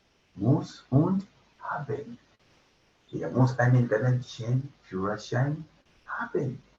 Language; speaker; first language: German; non-native, fluent; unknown